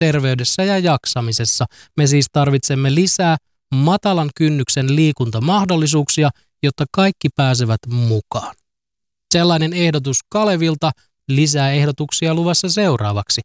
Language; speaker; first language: Finnish; native; Finnish